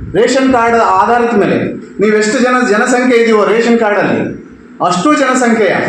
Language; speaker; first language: Kannada; non-native, local second language; Lambadi